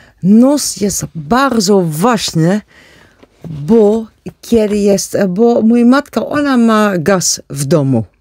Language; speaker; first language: Polish; non-native, learner; Dutch